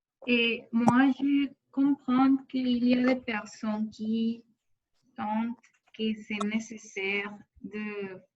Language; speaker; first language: French; non-native, learner; Spanish